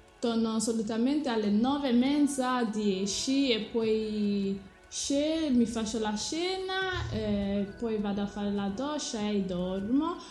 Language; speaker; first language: Italian; non-native, learner; English